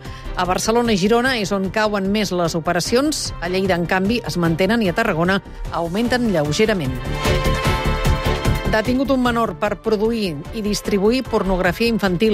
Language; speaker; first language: Catalan; native; Catalan